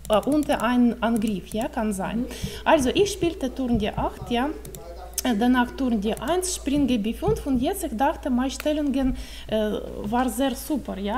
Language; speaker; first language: German; non-native, learner; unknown